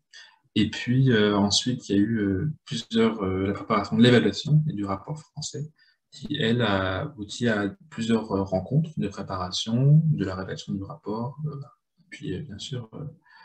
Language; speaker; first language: French; native; French